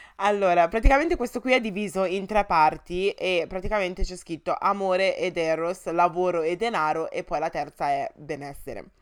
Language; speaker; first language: Italian; early bilingual, other home language; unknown